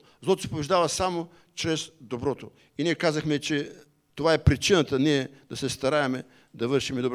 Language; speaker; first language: Bulgarian; native; Bulgarian